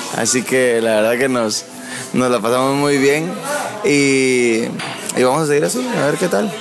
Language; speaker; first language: Spanish; native; Spanish